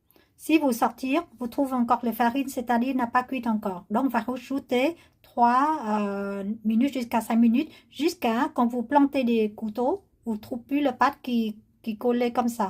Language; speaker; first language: French; non-native, learner; Vietnamese